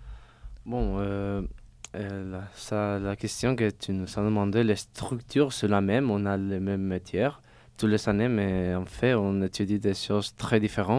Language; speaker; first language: French; non-native, fluent; Spanish